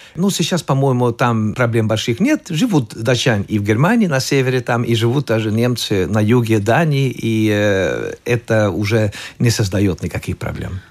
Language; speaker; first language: Russian; non-native, fluent; Swedish